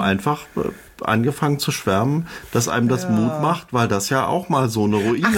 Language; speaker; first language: German; native; German